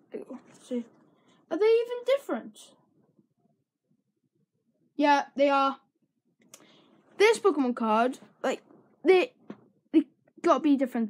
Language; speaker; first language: English; native; English